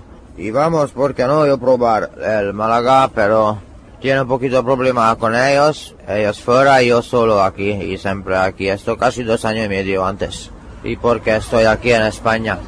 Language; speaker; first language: Spanish; non-native, learner; Hungarian